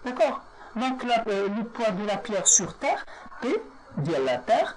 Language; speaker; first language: French; non-native, local second language; Arabic